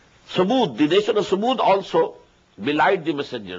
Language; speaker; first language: English; non-native, local second language; Urdu